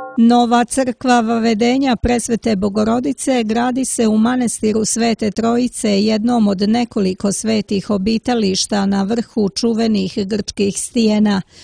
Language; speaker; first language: Serbian; native; Serbian